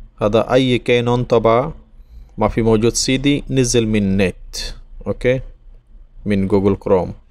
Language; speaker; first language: Arabic; non-native, learner; Bangla